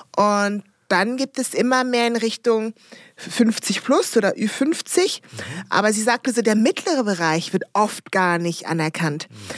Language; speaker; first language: German; early bilingual, other home language; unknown